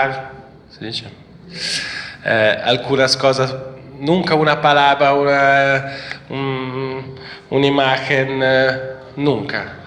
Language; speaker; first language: Spanish; non-native, fluent; Italian